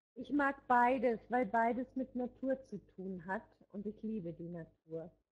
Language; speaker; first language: German; native; German